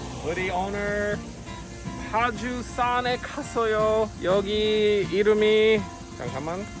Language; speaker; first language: Korean; non-native, learner; English